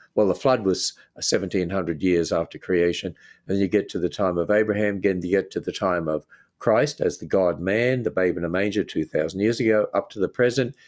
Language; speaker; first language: English; native; English